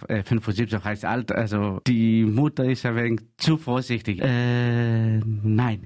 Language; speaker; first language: German; non-native, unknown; Greek